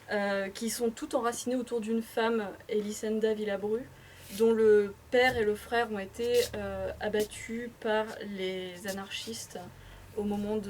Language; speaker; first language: French; native; French